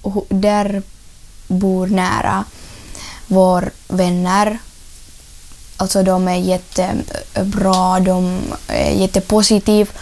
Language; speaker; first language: Swedish; non-native, learner; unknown